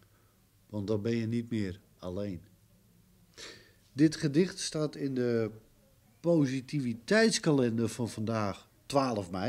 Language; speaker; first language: Dutch; native; Dutch